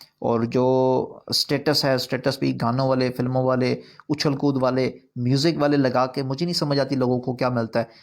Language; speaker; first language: Urdu; non-native, local second language; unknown